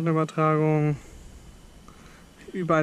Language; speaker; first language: German; native; German